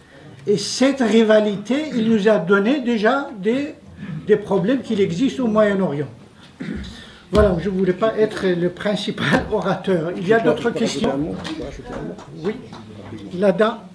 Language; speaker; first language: French; non-native, fluent; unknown